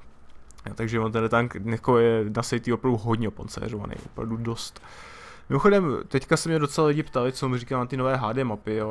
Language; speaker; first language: Czech; native; Czech